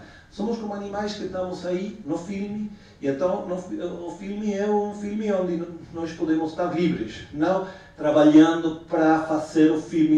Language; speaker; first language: Portuguese; non-native, fluent; Spanish